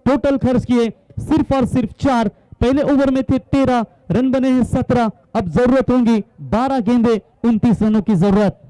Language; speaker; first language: Hindi; non-native, local second language; Marathi